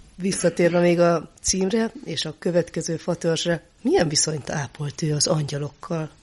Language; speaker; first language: Hungarian; native; Hungarian